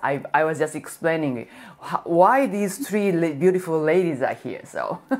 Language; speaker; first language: English; non-native, fluent; Japanese